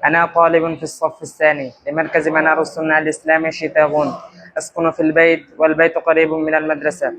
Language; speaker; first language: Arabic; non-native, learner; Bangla